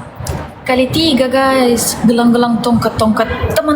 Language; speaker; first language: Indonesian; non-native, learner; Turkish